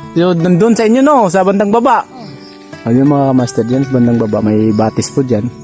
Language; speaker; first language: Filipino; non-native, local second language; Cebuano